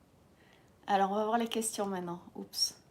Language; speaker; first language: French; native; French